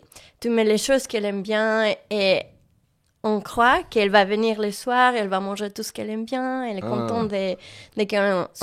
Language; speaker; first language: French; non-native, learner; Spanish